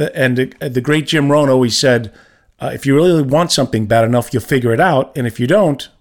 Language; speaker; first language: English; native; English